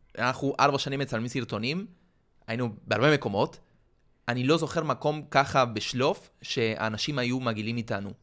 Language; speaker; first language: Hebrew; non-native, fluent; Spanish